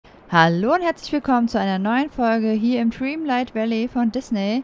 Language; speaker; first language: German; native; German